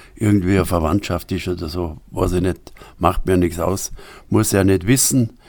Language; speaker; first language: German; native; German